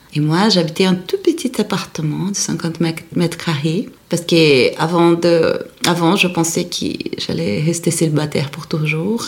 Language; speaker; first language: French; non-native, fluent; Portuguese